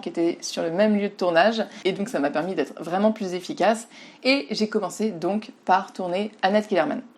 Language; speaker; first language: French; native; French